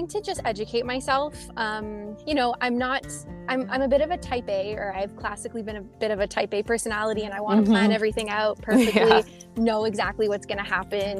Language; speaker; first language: English; native; English